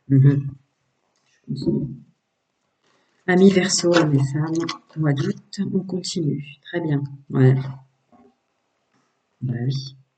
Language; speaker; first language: French; native; French